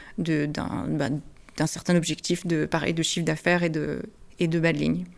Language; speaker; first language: French; early bilingual, heritage; French